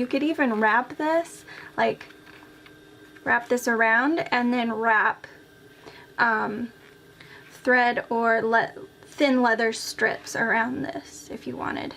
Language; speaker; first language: English; native; English